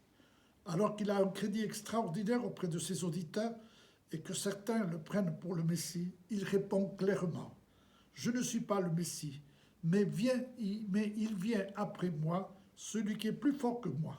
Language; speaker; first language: French; native; French